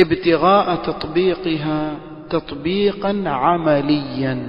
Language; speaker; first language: Arabic; non-native, fluent; Swahili